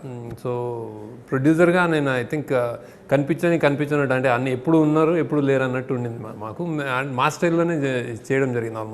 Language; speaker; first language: Telugu; native; Telugu